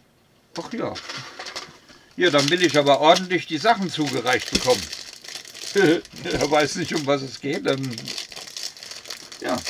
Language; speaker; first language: German; native; German